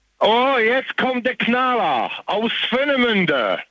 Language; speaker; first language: German; non-native, learner; Polish